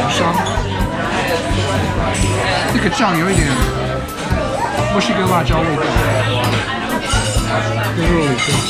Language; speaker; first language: Chinese; non-native, fluent; English